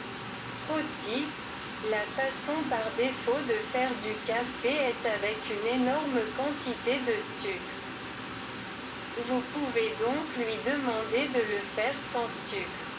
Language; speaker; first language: French; non-native, local second language; Haitian Creole